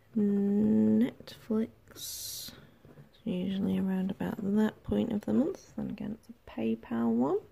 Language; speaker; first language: English; native; English